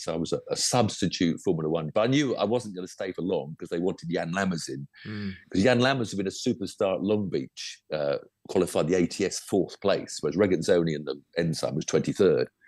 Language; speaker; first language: English; native; English